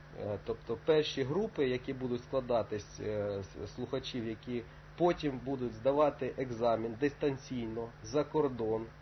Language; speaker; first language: Ukrainian; native; Ukrainian